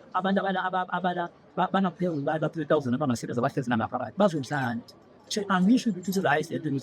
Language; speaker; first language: Zulu; native; Zulu